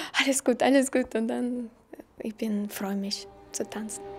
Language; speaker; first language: German; non-native, learner; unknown